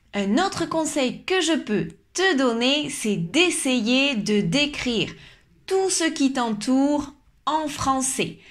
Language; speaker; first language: French; native; French